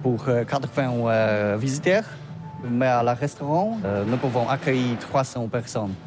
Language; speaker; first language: French; non-native, learner; Polish